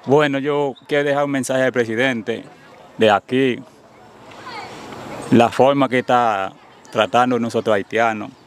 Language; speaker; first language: Spanish; non-native, fluent; Haitian Creole